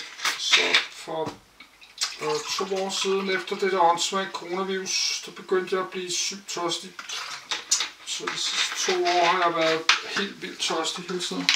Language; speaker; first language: Danish; native; Danish